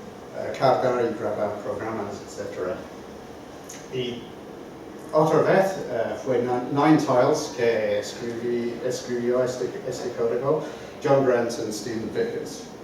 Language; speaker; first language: Spanish; non-native, fluent; English